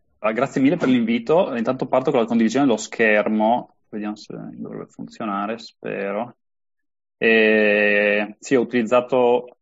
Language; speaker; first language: Italian; native; Italian